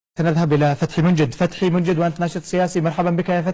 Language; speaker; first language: Arabic; native; Arabic